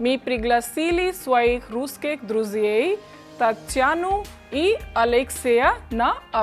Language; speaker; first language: Russian; non-native, fluent; English